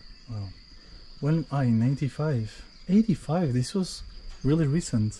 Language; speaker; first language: English; non-native, fluent; Portuguese